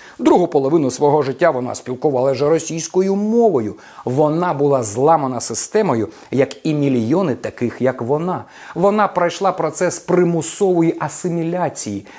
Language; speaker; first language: Ukrainian; non-native, local second language; Russian